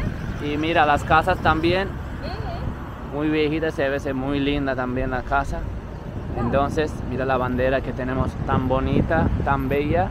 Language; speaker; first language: Spanish; non-native, fluent; Turkish